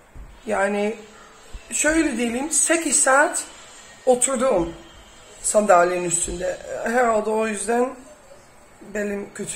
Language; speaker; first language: Turkish; early bilingual, heritage; Dutch